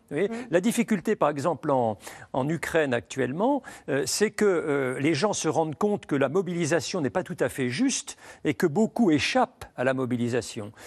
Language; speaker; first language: French; native; French